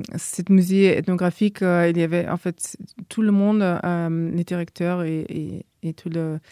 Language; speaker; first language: French; non-native, fluent; German